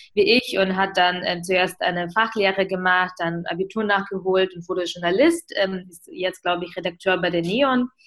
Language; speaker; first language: German; early bilingual, other home language; Ukrainian